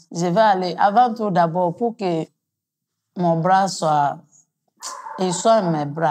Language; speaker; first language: French; non-native, local second language; Mandingo